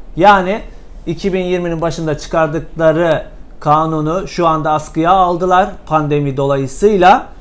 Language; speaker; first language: Turkish; native; Turkish